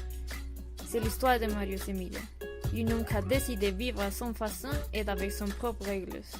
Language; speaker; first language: French; non-native, learner; Spanish